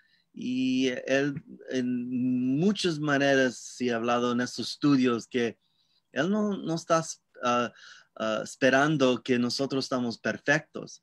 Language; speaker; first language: Spanish; non-native, learner; English